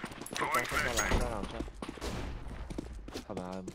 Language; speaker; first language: Cantonese; native; Cantonese